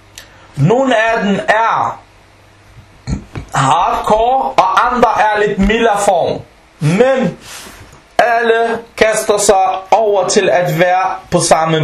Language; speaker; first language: Danish; non-native, fluent; Arabic